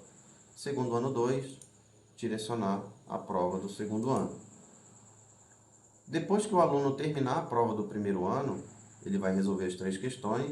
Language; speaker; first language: Portuguese; native; Portuguese